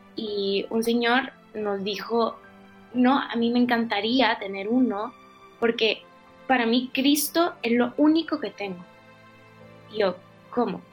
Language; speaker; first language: Spanish; native; Spanish